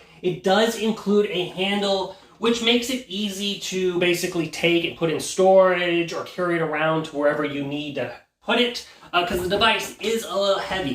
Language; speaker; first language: English; native; English